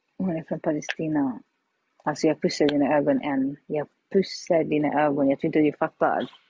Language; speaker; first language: Swedish; early bilingual, other home language; Arabic